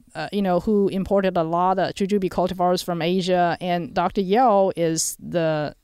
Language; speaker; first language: English; non-native, fluent; Chinese